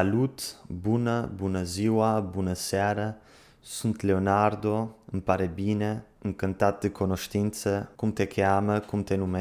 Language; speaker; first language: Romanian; non-native, learner; Portuguese